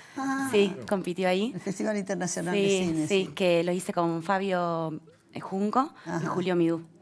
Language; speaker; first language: Spanish; native; Spanish